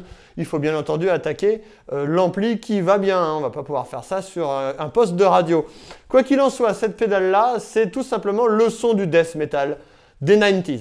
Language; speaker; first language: French; native; French